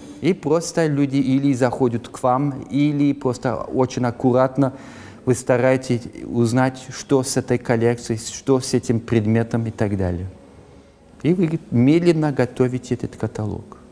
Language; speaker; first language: Russian; early bilingual, heritage; Russian